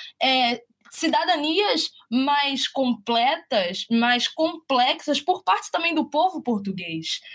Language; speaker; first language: Portuguese; native; Portuguese